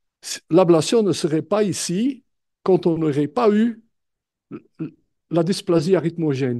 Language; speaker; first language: French; non-native, local second language; Dutch